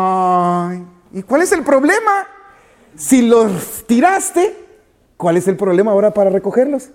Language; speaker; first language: Spanish; native; Spanish